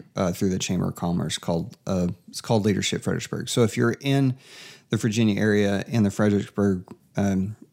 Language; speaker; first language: English; native; English